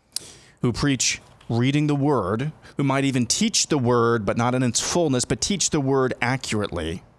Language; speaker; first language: English; native; English